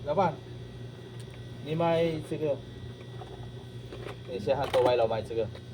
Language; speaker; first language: Chinese; non-native, learner; Filipino